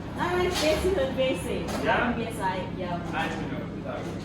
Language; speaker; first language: German; non-native, learner; Thai